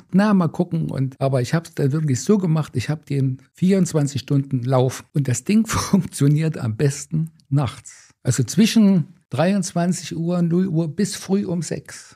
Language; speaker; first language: German; native; German